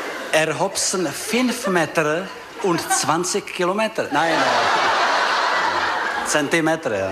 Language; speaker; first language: German; non-native, learner; Czech